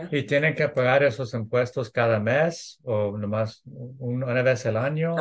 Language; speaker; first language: Spanish; early bilingual, heritage; English